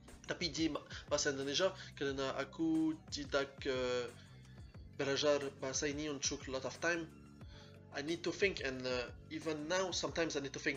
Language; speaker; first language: Indonesian; non-native, learner; French